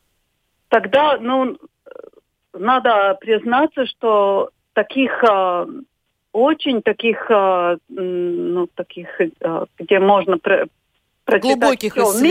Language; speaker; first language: Russian; non-native, local second language; Latvian